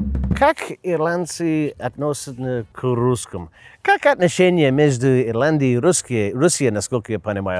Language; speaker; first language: Russian; non-native, learner; English